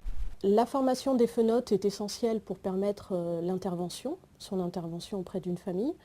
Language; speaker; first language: French; native; French